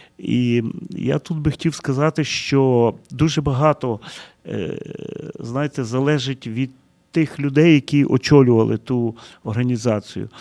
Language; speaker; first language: Ukrainian; early bilingual, heritage; Ukrainian